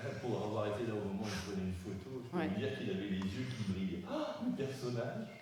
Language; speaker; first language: French; native; French